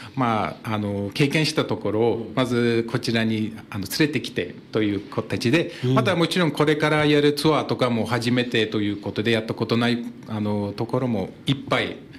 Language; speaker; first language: Japanese; non-native, fluent; Turkish